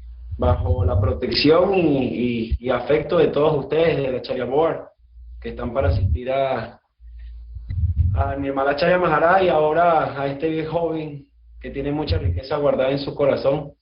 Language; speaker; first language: Spanish; native; Spanish